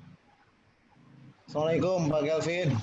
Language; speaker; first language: Indonesian; native; Indonesian